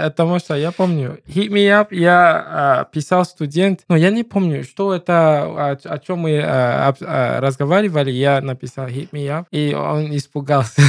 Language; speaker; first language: Russian; non-native, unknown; English